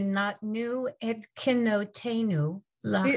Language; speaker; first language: Hebrew; non-native, learner; English